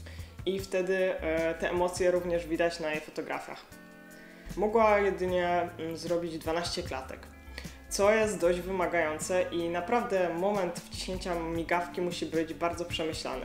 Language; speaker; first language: Polish; native; Polish